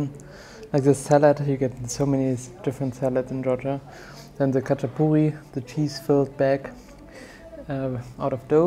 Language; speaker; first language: English; non-native, fluent; German